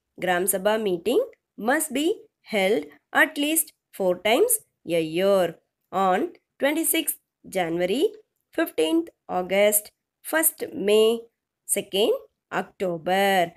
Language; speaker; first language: English; non-native, local second language; Tamil